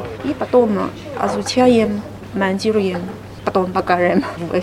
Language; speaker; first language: Russian; non-native, fluent; Chinese